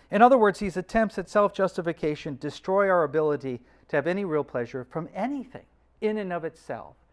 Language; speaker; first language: English; native; English